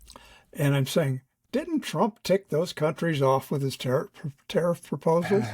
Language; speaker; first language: English; native; English